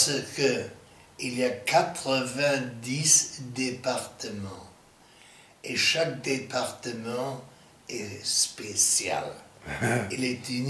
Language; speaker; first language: French; non-native, fluent; English